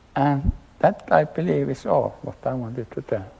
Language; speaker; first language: English; non-native, fluent; Finnish